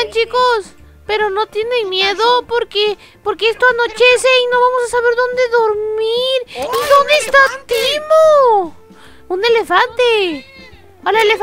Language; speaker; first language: Spanish; native; Spanish